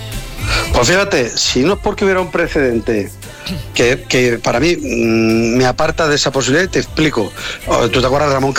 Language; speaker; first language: Spanish; native; Spanish